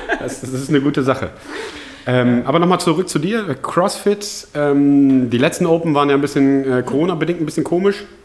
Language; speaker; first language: German; native; German